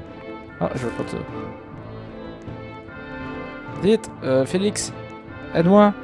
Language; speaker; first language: French; native; French